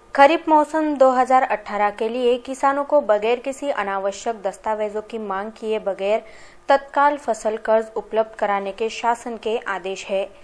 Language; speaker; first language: Hindi; non-native, local second language; Marathi